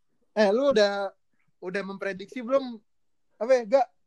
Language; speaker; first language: Indonesian; native; Indonesian